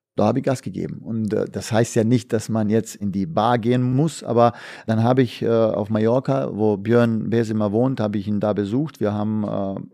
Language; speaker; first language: German; non-native, fluent; Bosnian